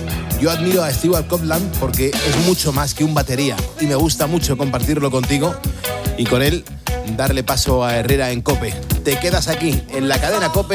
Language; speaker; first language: Spanish; native; Spanish